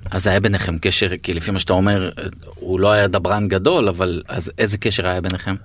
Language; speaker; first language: Hebrew; native; Hebrew